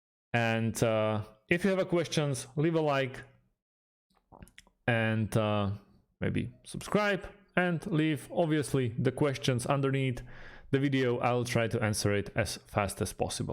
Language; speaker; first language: English; non-native, fluent; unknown